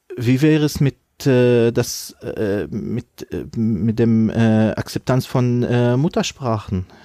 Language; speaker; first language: German; non-native, fluent; Arabic